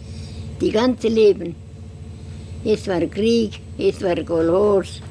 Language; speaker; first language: German; non-native, learner; Estonian